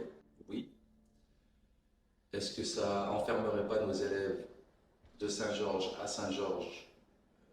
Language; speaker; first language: French; native; French